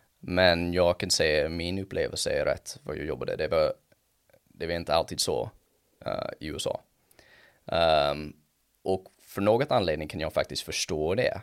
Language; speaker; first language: Swedish; non-native, fluent; English